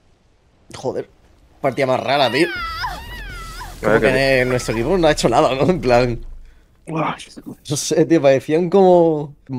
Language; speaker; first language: Spanish; native; Spanish